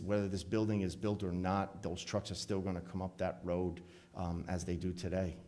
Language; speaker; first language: English; native; English